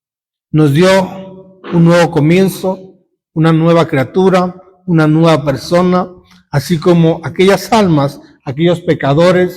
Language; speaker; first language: Spanish; native; Spanish